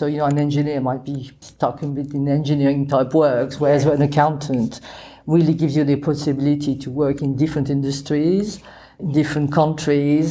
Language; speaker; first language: English; non-native, fluent; French